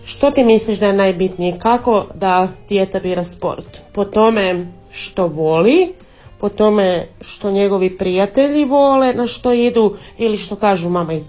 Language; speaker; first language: Serbian; native; Serbian